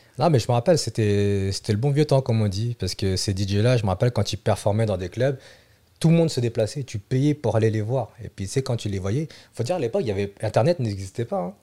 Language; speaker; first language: French; early bilingual, other home language; Vietnamese